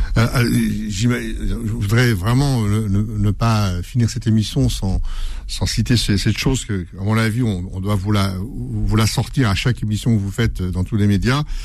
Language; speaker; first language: French; early bilingual, other home language; Kabyle